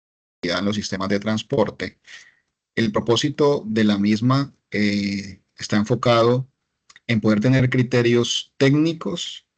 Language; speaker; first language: Spanish; native; Spanish